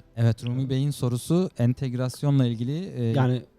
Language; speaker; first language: Turkish; native; Turkish